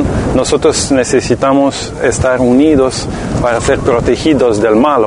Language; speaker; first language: Spanish; non-native, fluent; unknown